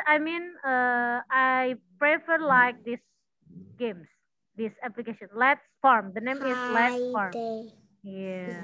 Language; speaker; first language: English; non-native, learner; Indonesian